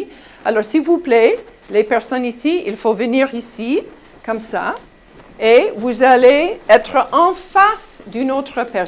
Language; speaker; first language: French; non-native, fluent; English